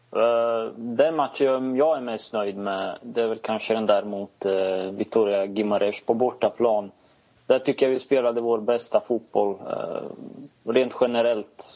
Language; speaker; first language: Swedish; native; Swedish